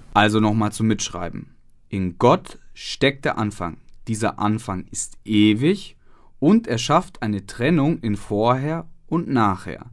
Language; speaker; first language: German; native; German